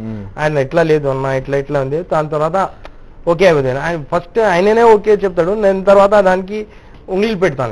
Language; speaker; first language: Telugu; non-native, local second language; Urdu